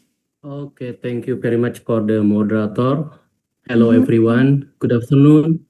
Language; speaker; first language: English; non-native, fluent; Indonesian